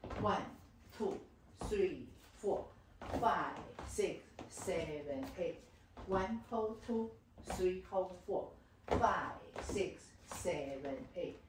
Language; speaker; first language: English; non-native, learner; Chinese